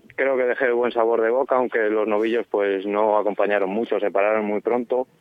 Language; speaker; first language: Spanish; native; Spanish